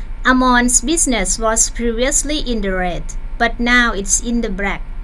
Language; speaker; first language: English; non-native, fluent; Thai